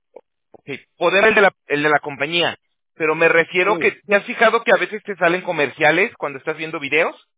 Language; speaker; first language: Spanish; native; Spanish